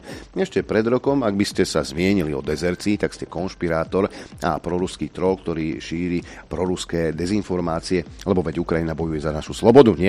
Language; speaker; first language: Slovak; native; Slovak